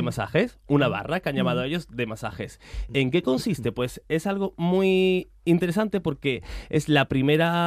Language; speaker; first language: Spanish; native; Spanish